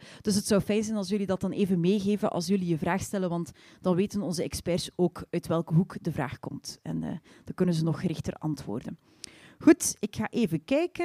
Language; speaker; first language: Dutch; native; Dutch